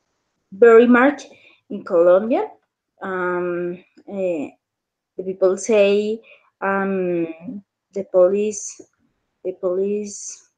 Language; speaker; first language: English; non-native, learner; Spanish